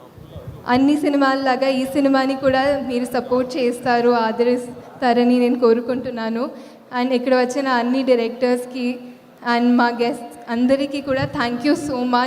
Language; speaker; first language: Telugu; non-native, fluent; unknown